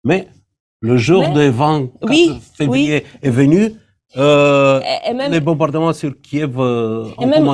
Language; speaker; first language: French; non-native, fluent; Romanian